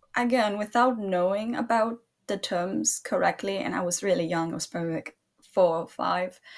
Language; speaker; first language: English; early bilingual, other home language; Spanish